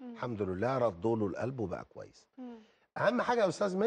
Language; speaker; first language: Arabic; native; Arabic